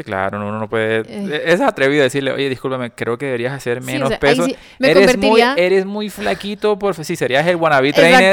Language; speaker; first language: Spanish; native; Spanish